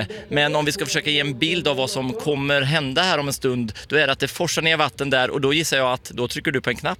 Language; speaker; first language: Swedish; native; Swedish